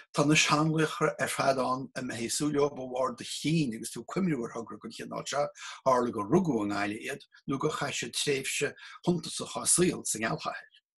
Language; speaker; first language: Irish; native; Irish